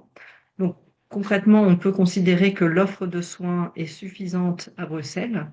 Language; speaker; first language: French; native; French